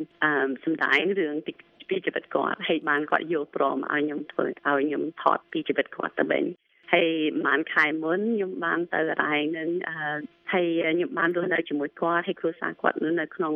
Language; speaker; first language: Khmer; early bilingual, heritage; Khmer